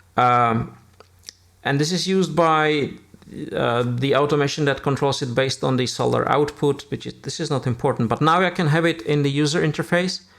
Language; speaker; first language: English; non-native, fluent; Czech